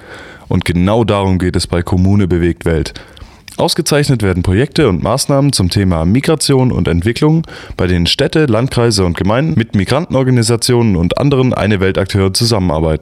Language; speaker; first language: German; native; German